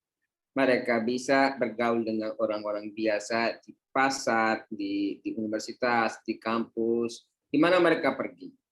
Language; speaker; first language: Indonesian; non-native, fluent; Hindi